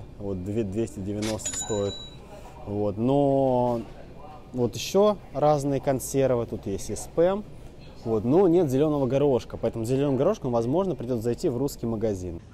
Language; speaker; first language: Russian; native; Russian